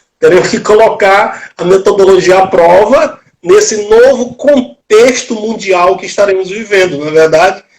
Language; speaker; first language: Portuguese; native; Portuguese